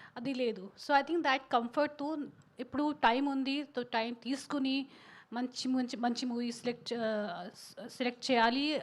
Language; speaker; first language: Telugu; non-native, fluent; Hindi